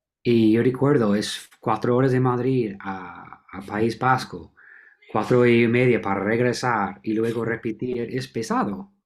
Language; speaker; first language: Spanish; non-native, fluent; English